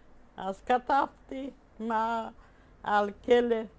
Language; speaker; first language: Hebrew; non-native, fluent; Polish